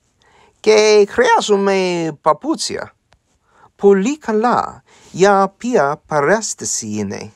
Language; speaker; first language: Greek; non-native, learner; English